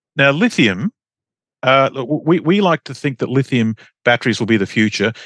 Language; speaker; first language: English; native; English